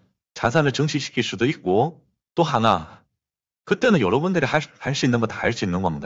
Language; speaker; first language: Korean; native; Korean